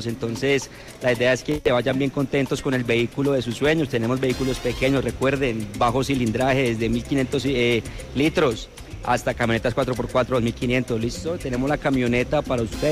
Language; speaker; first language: Spanish; native; Spanish